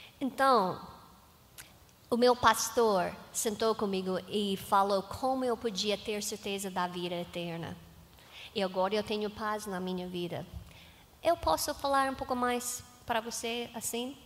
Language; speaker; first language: Portuguese; non-native, learner; English